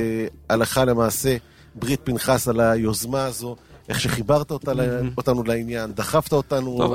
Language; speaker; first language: Hebrew; native; Hebrew